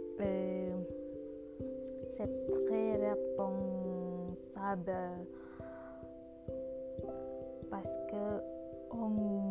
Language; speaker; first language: French; non-native, learner; Indonesian